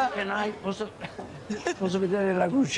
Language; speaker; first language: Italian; non-native, learner; English